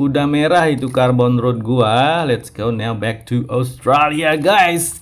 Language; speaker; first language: English; non-native, learner; Indonesian